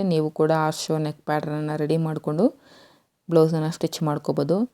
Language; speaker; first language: Kannada; native; Kannada